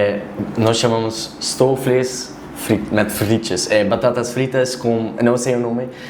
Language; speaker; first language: Portuguese; non-native, learner; Dutch